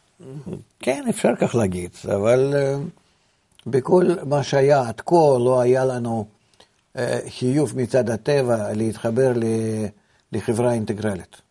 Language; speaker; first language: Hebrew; non-native, fluent; Russian